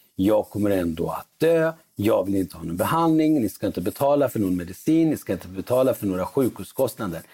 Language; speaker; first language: Swedish; early bilingual, other home language; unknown